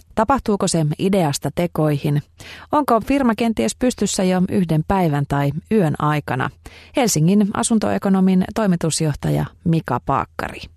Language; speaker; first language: Finnish; native; Finnish